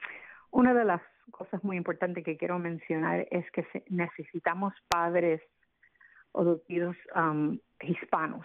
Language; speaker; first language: Spanish; early bilingual, other home language; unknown